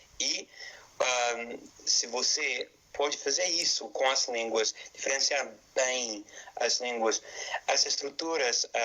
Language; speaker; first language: Portuguese; non-native, fluent; English